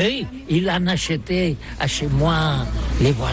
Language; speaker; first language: French; non-native, learner; Catalan